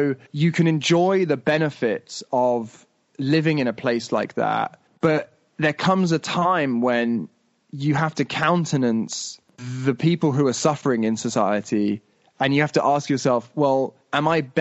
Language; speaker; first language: English; native; English